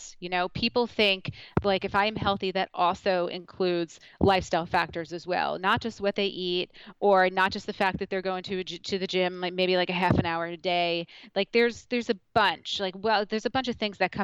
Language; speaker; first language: English; native; English